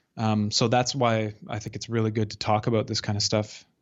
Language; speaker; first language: English; native; English